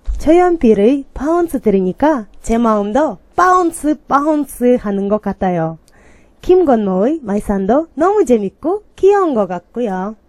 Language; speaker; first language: Korean; non-native, learner; Kyrgyz